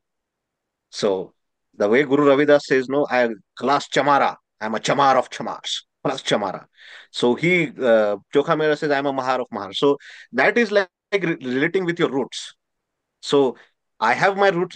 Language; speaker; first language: English; non-native, local second language; Marathi